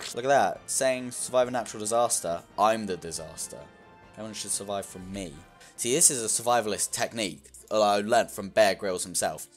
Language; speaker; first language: English; native; English